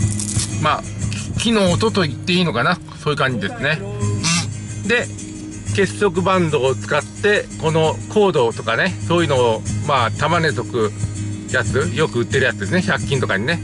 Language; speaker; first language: Japanese; native; Japanese